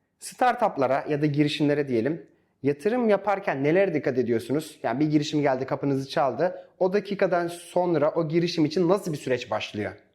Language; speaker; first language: Turkish; native; Turkish